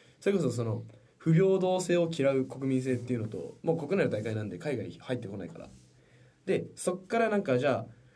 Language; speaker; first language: Japanese; native; Japanese